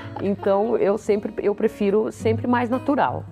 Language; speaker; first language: Portuguese; native; Portuguese